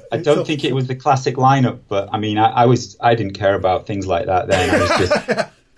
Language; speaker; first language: English; native; English